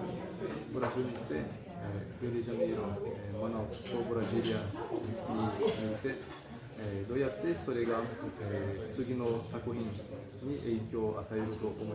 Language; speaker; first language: Japanese; non-native, fluent; Portuguese